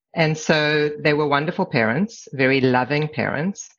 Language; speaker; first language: English; native; English